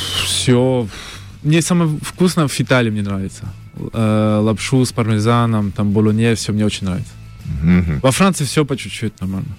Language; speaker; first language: Russian; early bilingual, heritage; French